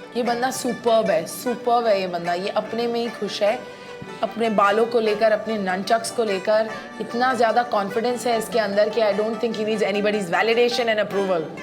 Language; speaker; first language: Hindi; native; Hindi